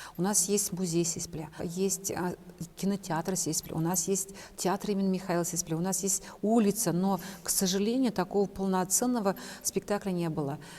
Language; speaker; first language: Russian; non-native, local second language; Chuvash